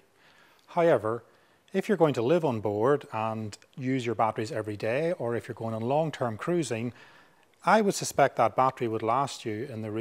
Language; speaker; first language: English; native; English